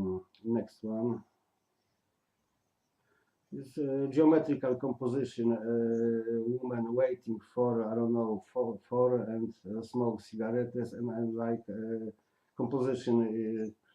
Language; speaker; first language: English; non-native, learner; Polish